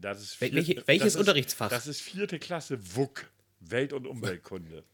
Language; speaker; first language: German; native; German